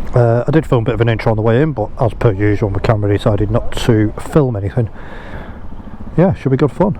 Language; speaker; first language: English; native; English